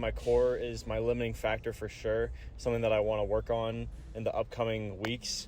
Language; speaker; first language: English; native; English